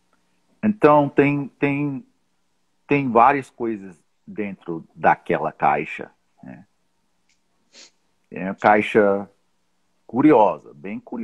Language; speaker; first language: Portuguese; non-native, fluent; English